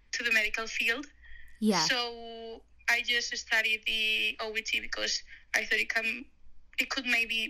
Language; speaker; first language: English; non-native, fluent; Spanish